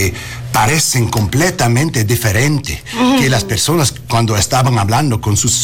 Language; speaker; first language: Spanish; early bilingual, heritage; Spanish